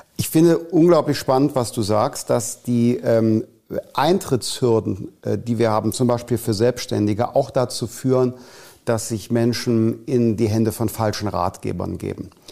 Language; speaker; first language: German; native; German